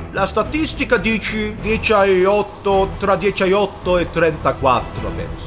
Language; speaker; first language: Italian; non-native, learner; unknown